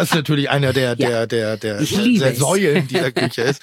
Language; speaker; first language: German; native; German